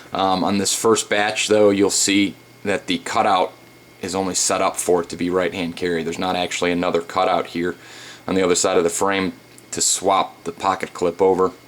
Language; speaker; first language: English; native; English